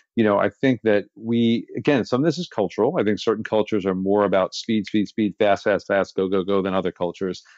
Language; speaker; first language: English; native; English